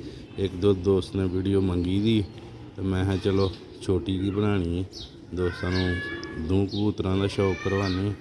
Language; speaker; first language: Hindi; non-native, local second language; Punjabi